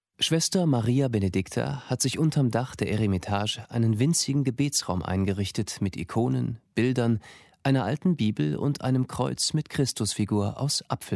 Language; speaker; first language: German; native; German